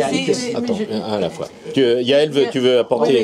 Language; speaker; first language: French; native; French